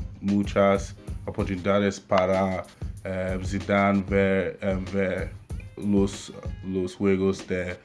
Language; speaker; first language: Spanish; non-native, learner; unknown